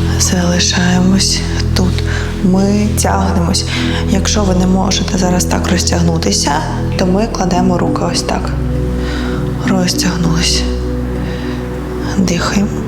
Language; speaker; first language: Ukrainian; native; Ukrainian